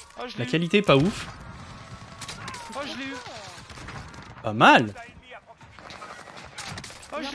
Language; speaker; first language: French; native; French